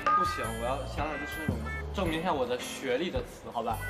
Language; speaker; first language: Chinese; native; Chinese